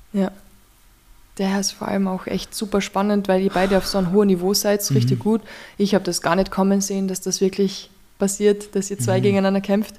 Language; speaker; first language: German; native; German